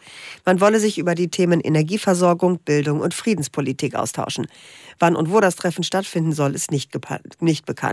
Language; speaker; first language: German; native; German